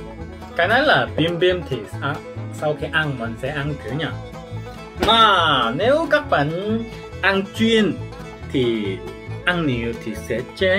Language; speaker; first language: Vietnamese; non-native, learner; Korean